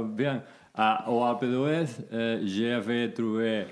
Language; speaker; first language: French; non-native, learner; Spanish